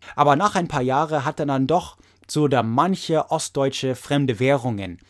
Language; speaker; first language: German; non-native, fluent; English